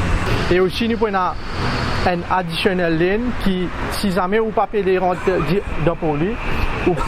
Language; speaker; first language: French; non-native, local second language; Morisyen